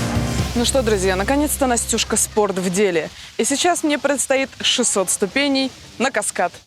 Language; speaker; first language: Russian; native; Russian